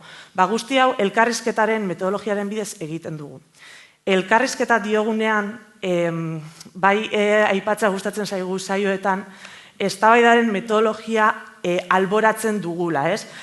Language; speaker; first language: Basque; native; Basque